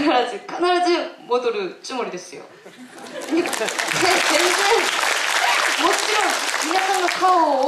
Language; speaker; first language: Japanese; non-native, learner; Korean